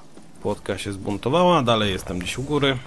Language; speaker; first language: Polish; native; Polish